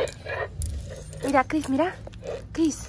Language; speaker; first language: Spanish; early bilingual, heritage; Spanish